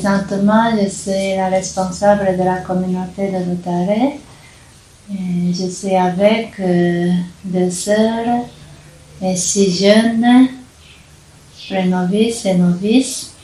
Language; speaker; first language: French; non-native, fluent; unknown